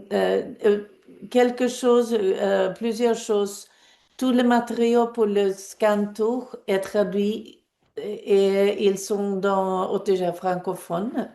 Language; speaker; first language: French; non-native, fluent; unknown